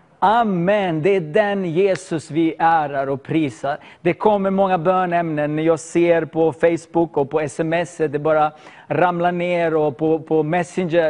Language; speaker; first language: Swedish; non-native, fluent; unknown